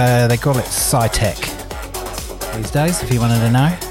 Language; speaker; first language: English; native; English